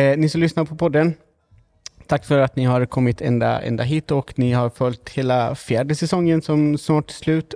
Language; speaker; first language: Swedish; native; Swedish